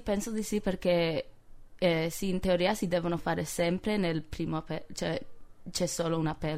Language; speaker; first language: Italian; non-native, fluent; English